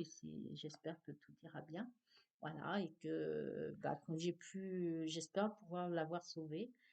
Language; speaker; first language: French; native; French